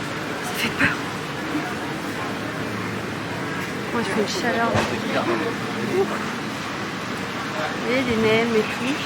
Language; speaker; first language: French; native; French